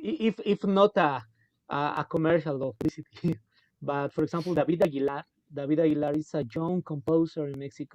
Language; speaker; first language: English; non-native, local second language; Spanish